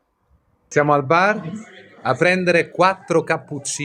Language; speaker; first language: Italian; non-native, fluent; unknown